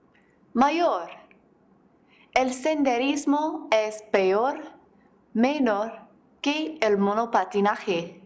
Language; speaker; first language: Spanish; non-native, fluent; English